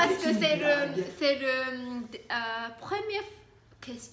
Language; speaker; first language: French; non-native, learner; Japanese